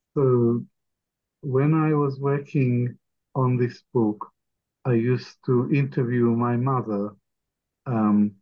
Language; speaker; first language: English; non-native, fluent; Arabic